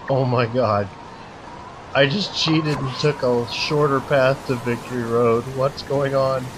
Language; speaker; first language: English; native; English